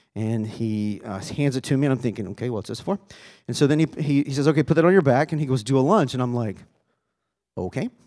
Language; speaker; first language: English; native; English